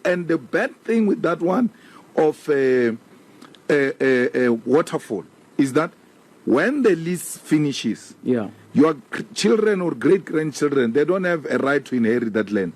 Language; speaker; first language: English; non-native, local second language; Northern Sotho